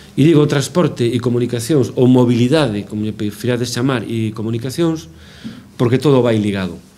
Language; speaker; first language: Galician; native; Galician